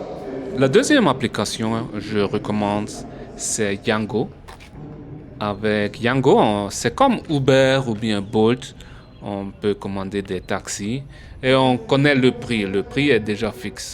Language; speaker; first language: French; early bilingual, heritage; French